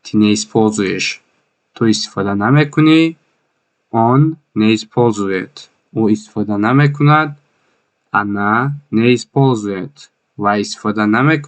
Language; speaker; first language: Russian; non-native, fluent; Tajik